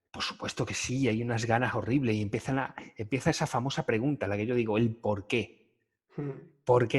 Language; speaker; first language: Spanish; native; Spanish